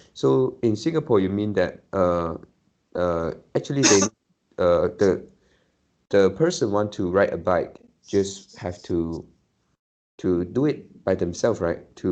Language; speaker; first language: English; non-native, learner; Chinese